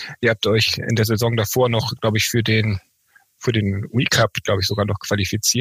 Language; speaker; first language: German; native; German